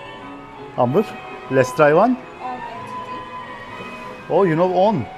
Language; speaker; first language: English; non-native, learner; Turkish